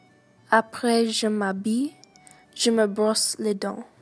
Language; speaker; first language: French; non-native, learner; English